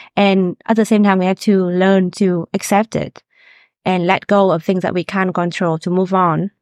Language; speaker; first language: English; non-native, fluent; Vietnamese